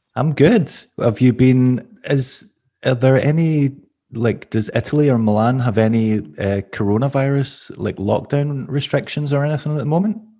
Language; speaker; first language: English; native; English